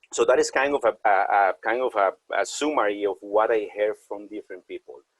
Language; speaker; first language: English; non-native, fluent; Spanish